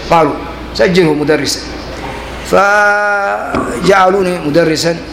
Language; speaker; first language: Arabic; non-native, fluent; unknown